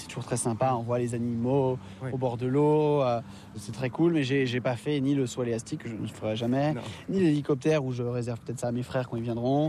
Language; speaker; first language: French; native; French